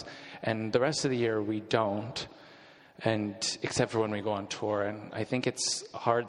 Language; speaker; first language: English; native; English